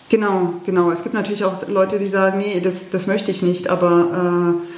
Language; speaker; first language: German; early bilingual, heritage; German